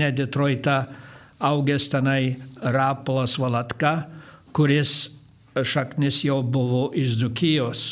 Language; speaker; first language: Lithuanian; early bilingual, heritage; Lithuanian